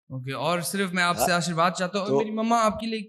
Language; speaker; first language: Hindi; early bilingual, heritage; Hindi